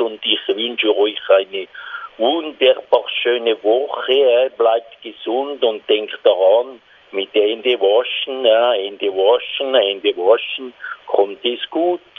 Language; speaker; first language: German; non-native, local second language; French